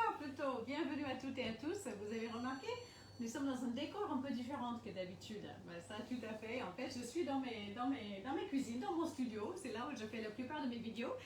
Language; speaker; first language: French; non-native, fluent; English